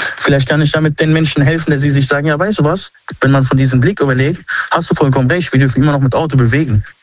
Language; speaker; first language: German; early bilingual, other home language; Arabic